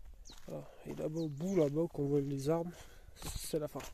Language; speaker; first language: French; native; French